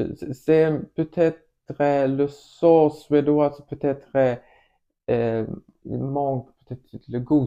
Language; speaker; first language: French; non-native, learner; Swedish